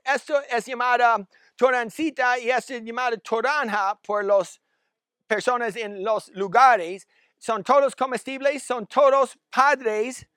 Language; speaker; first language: Spanish; non-native, learner; English